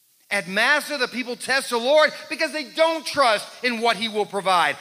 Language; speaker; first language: English; native; English